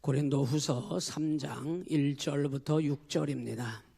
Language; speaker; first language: Korean; native; Korean